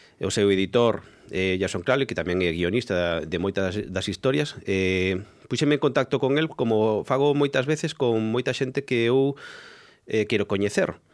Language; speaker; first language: Galician; non-native, local second language; Spanish